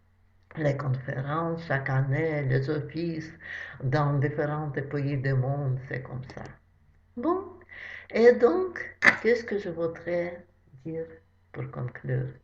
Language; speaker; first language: French; non-native, fluent; Russian